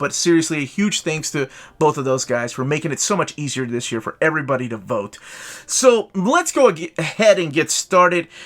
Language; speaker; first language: English; native; English